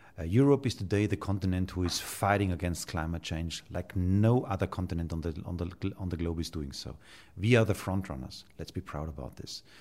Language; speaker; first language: English; non-native, fluent; German